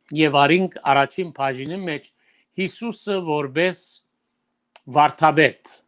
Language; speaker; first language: Armenian; early bilingual, heritage; Armenian